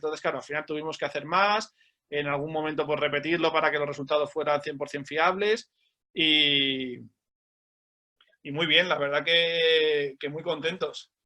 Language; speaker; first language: Spanish; native; Spanish